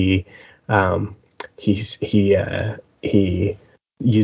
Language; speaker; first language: English; native; English